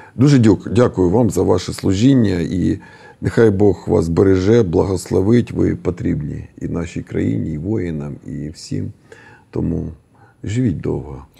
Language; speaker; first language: Ukrainian; native; Ukrainian